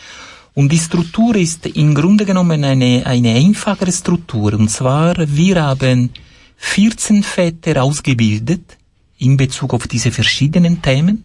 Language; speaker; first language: German; non-native, fluent; Italian